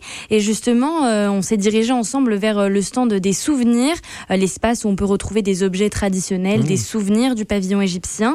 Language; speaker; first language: French; native; French